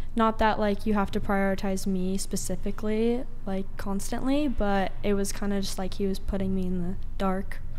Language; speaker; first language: English; native; English